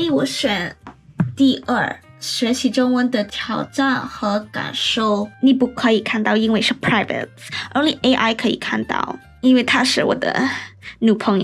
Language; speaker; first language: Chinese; non-native, learner; English